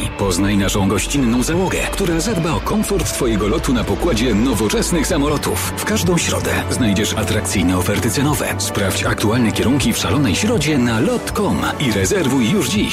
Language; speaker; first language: Polish; native; Polish